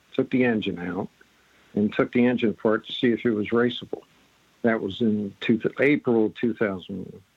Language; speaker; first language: English; native; English